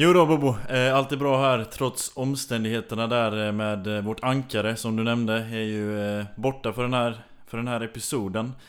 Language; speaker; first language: Swedish; native; Swedish